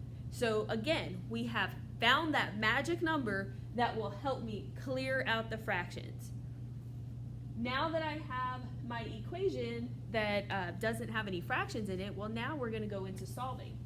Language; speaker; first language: English; native; English